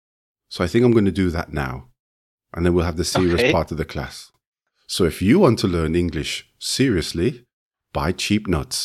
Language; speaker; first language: English; non-native, fluent; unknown